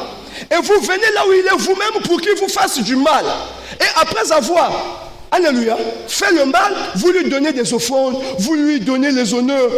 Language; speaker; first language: French; non-native, local second language; Lingala